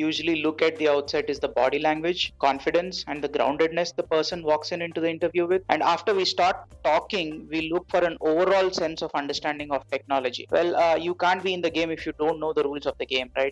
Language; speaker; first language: English; non-native, local second language; Telugu